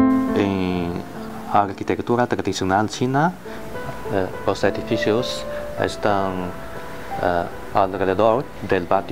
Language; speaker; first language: Spanish; non-native, learner; Chinese